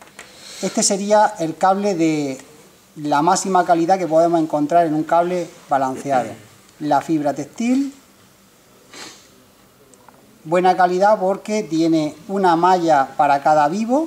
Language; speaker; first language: Spanish; native; Spanish